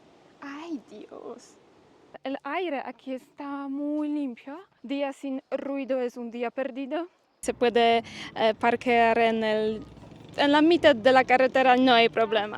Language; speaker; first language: Spanish; non-native, learner; Polish